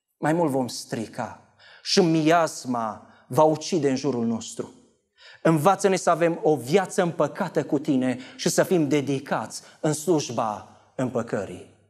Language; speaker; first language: Romanian; native; Romanian